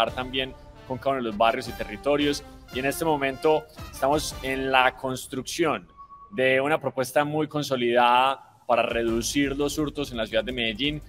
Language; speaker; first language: Spanish; native; Spanish